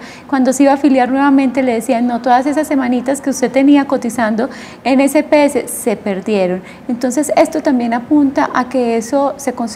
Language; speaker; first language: Spanish; native; Spanish